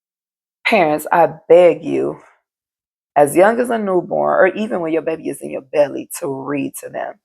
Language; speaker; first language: English; native; English